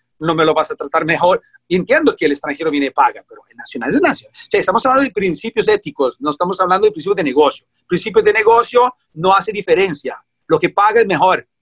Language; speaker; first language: Spanish; non-native, fluent; Italian